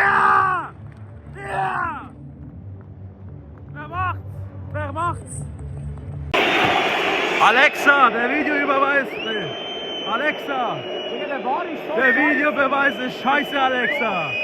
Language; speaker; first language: German; native; German